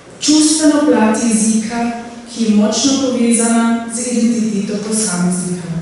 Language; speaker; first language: Slovenian; non-native, local second language; German